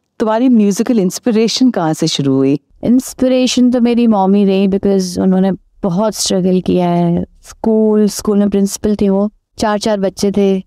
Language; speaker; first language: Hindi; native; Hindi